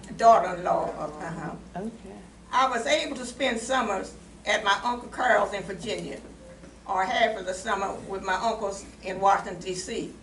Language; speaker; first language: English; native; English